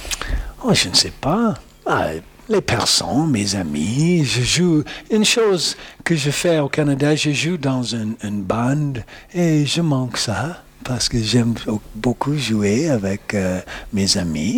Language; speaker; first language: French; non-native, learner; English